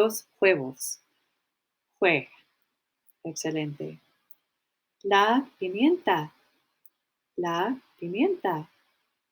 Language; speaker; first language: Spanish; non-native, fluent; English